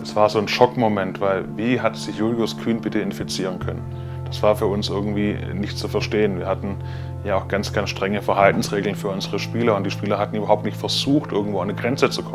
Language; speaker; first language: German; native; German